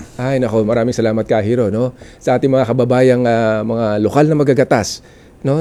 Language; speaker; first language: Filipino; non-native, local second language; Iloko